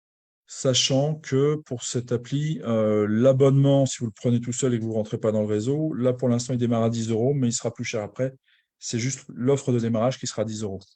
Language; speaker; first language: French; native; French